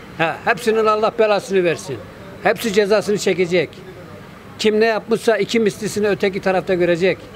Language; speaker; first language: Turkish; native; Turkish